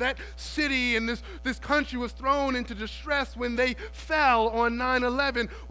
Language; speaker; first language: English; native; English